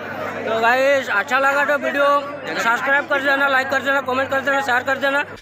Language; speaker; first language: Hindi; non-native, local second language; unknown